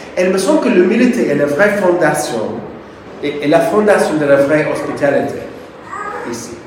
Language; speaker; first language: French; non-native, fluent; English